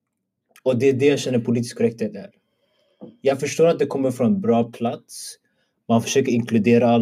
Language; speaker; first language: Swedish; early bilingual, other home language; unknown